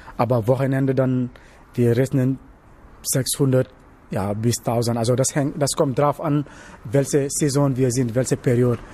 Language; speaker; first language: German; non-native, learner; Wolof